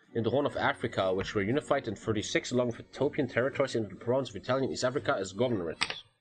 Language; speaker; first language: English; non-native, fluent; German